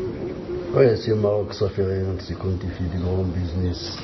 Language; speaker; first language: French; non-native, learner; Arabic